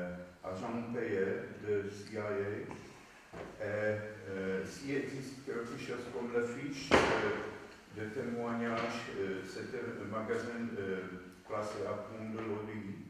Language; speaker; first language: French; non-native, fluent; Czech